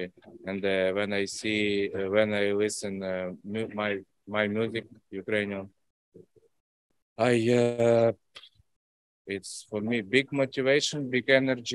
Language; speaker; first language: English; non-native, learner; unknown